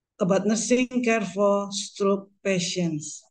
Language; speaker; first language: English; non-native, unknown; Indonesian